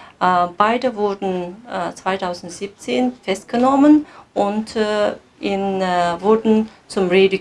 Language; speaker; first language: German; non-native, fluent; Kazakh